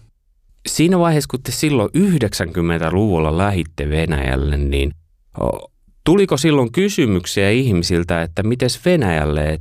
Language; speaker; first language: Finnish; native; Finnish